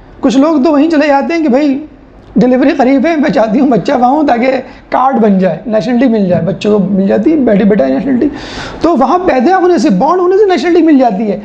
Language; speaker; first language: Urdu; native; Urdu